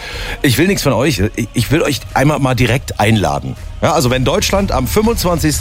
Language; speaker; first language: German; native; German